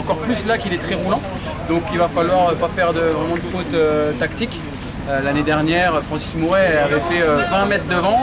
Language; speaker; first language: French; native; French